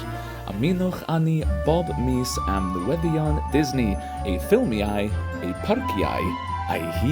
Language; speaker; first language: Welsh; non-native, fluent; English